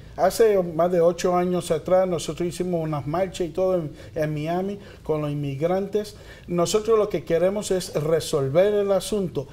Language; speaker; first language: Spanish; early bilingual, heritage; Spanish